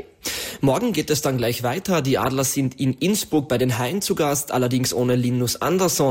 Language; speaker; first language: German; native; German